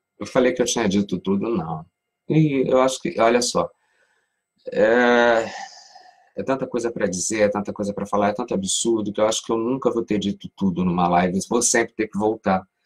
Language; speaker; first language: Portuguese; native; Portuguese